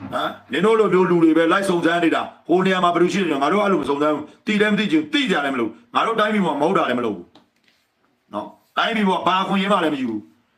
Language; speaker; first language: Burmese; native; Burmese